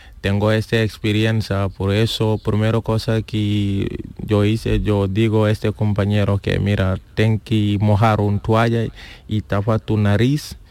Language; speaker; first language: Spanish; non-native, learner; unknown